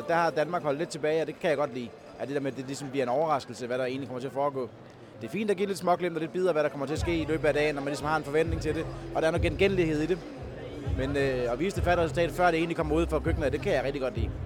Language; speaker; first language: Danish; native; Danish